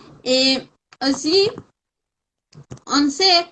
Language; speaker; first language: French; non-native, fluent; Spanish